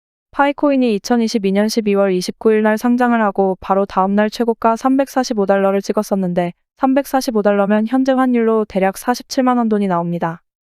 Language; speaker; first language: Korean; native; Korean